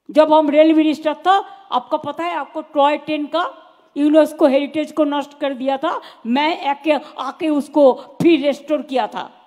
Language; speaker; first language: Hindi; non-native, local second language; Bangla